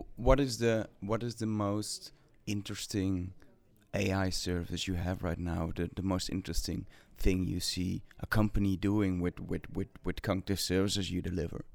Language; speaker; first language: English; non-native, fluent; Dutch